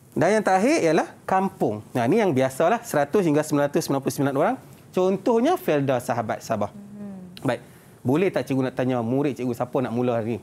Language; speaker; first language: Malay; native; Malay